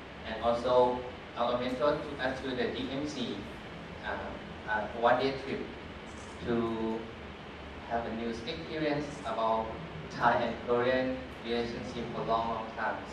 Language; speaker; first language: English; non-native, fluent; Thai